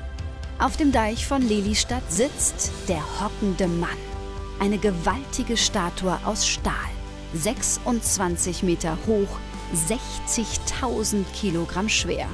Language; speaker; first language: German; native; German